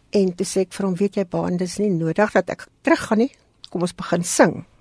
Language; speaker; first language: Afrikaans; native; Afrikaans